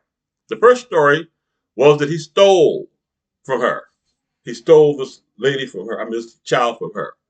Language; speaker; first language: English; native; English